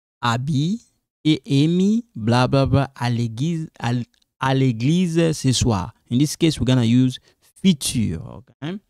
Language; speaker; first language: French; non-native, local second language; Lingala